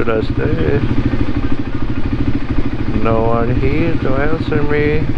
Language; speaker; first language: English; non-native, fluent; Portuguese